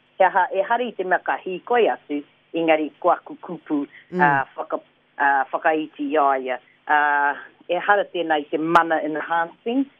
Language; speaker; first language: Māori; non-native, local second language; English